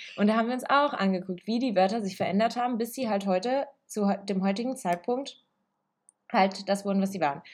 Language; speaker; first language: German; early bilingual, other home language; Italian